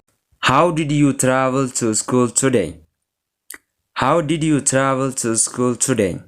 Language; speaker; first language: English; non-native, local second language; Oromo